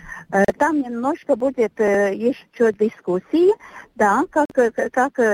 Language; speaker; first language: Russian; non-native, local second language; Latvian